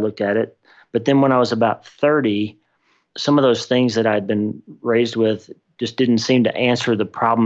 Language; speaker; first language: English; native; English